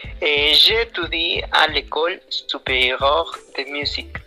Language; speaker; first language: French; non-native, learner; Spanish